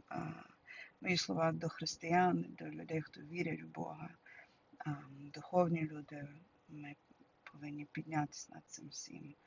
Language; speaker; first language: Ukrainian; early bilingual, heritage; Ukrainian